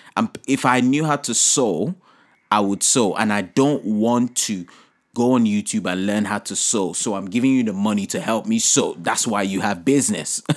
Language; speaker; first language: English; non-native, local second language; Yoruba